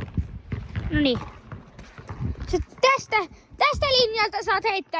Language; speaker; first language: Finnish; native; Finnish